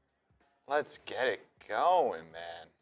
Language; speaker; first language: English; native; English